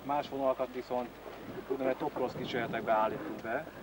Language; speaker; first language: Hungarian; native; Hungarian